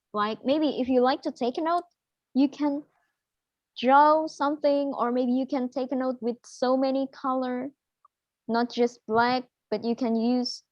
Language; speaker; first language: English; non-native, fluent; Indonesian